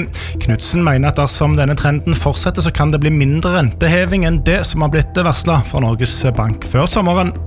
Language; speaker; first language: Norwegian; native; Norwegian